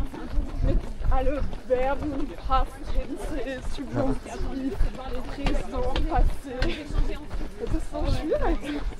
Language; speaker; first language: German; non-native, fluent; French